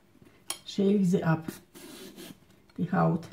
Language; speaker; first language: German; non-native, fluent; Russian